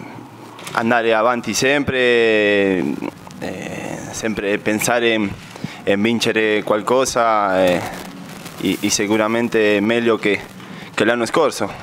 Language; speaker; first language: Italian; non-native, fluent; Spanish